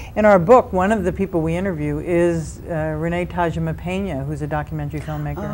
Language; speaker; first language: English; native; English